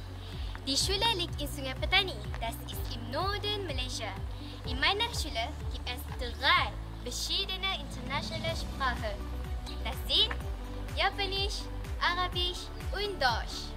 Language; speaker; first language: German; non-native, learner; Malay